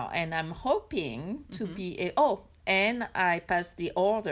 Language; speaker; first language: English; non-native, fluent; French